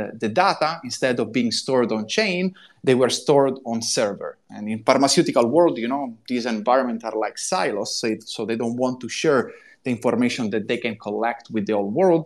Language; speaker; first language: English; non-native, fluent; Italian